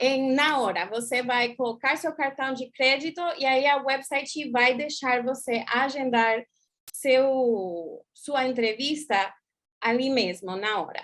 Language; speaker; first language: Portuguese; non-native, fluent; English